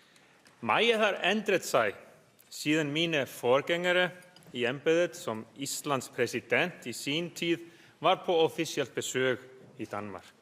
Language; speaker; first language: Danish; non-native, fluent; Icelandic